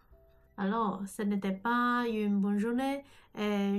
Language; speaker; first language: French; non-native, learner; Cantonese